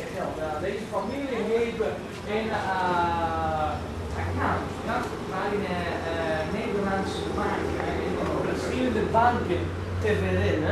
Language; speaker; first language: Dutch; non-native, learner; Spanish